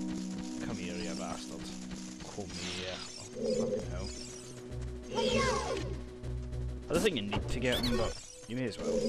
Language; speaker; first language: English; native; English